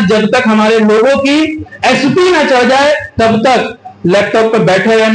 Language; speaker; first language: Hindi; native; Hindi